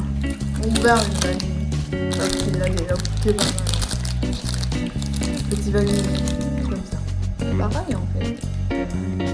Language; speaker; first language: French; non-native, learner; Chinese